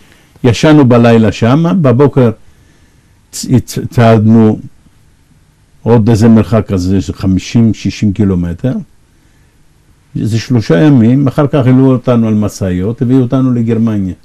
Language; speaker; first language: Hebrew; non-native, fluent; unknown